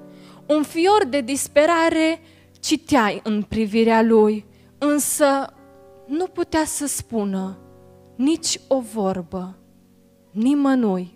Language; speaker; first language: Romanian; native; Romanian